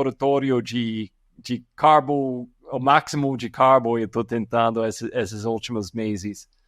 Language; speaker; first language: Portuguese; non-native, fluent; English